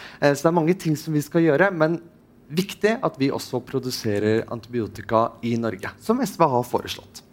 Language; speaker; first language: Norwegian; non-native, fluent; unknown